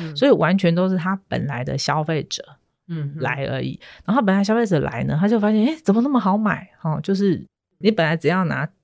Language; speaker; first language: Chinese; native; Chinese